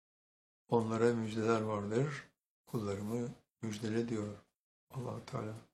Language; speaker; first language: Turkish; native; Turkish